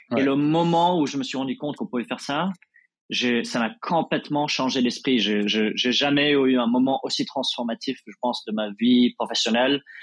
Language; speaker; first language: French; non-native, fluent; English